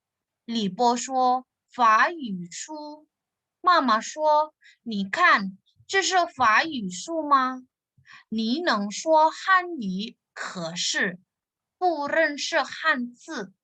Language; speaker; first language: Chinese; non-native, fluent; Indonesian